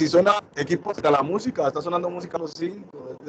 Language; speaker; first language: Spanish; native; Spanish